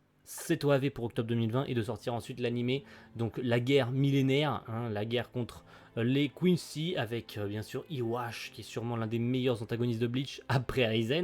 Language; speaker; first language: French; native; French